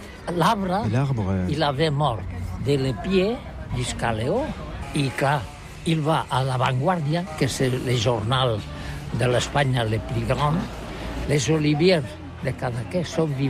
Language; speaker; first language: French; non-native, learner; Catalan